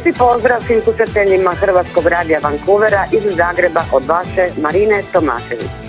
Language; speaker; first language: Croatian; native; Croatian